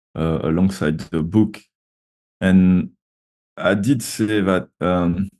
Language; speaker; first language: English; non-native, fluent; French